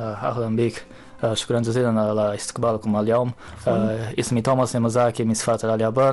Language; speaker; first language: Arabic; non-native, fluent; Japanese